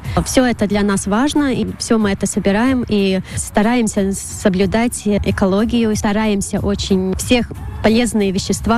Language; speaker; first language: Russian; non-native, local second language; Latvian